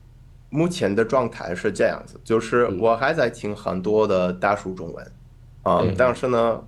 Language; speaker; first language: Chinese; non-native, fluent; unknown